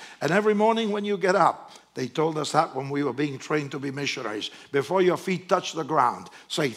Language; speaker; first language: English; non-native, fluent; Spanish